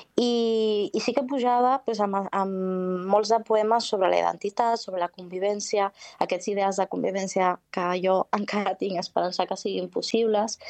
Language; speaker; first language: Catalan; early bilingual, heritage; Catalan